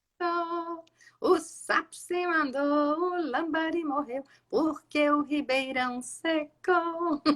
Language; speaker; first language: Portuguese; native; Portuguese